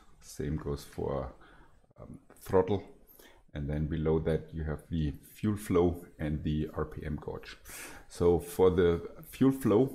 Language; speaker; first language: English; non-native, fluent; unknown